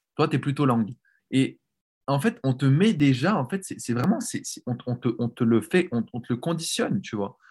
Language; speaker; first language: French; native; French